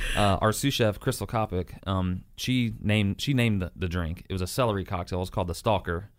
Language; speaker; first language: English; native; English